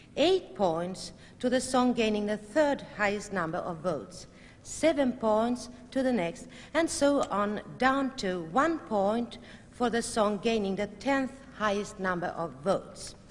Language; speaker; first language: English; non-native, fluent; Swedish